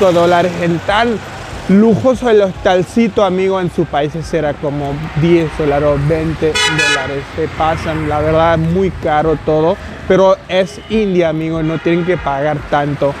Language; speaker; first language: Spanish; non-native, fluent; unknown